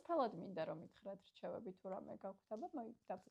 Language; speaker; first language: Georgian; native; Georgian